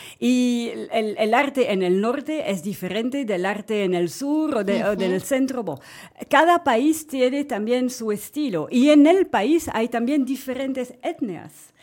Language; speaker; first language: Spanish; non-native, fluent; French